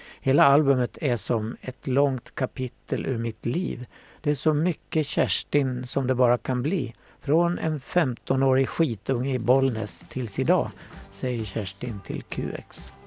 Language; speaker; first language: Swedish; native; Swedish